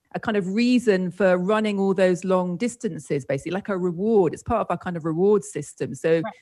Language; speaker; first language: English; native; English